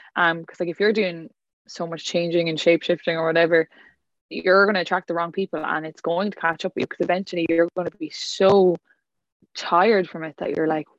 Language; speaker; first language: English; native; English